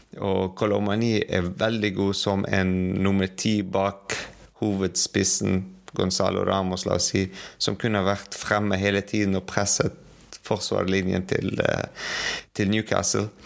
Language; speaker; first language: Norwegian; non-native, fluent; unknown